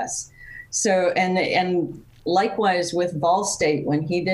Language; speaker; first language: English; native; English